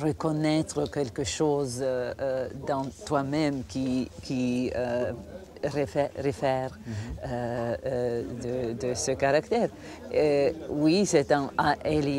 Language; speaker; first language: French; non-native, fluent; Croatian